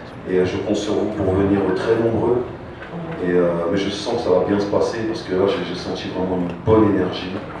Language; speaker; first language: French; native; French